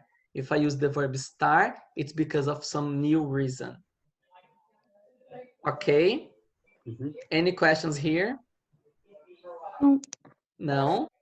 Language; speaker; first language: English; non-native, fluent; Portuguese